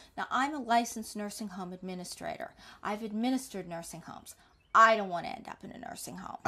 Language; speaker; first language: English; native; English